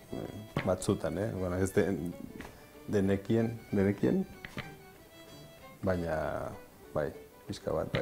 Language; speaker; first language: Basque; non-native, local second language; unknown